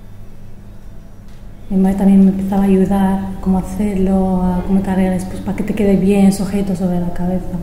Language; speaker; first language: Spanish; early bilingual, other home language; Arabic